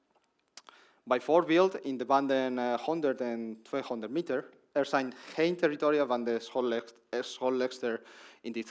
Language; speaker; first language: Dutch; non-native, learner; Spanish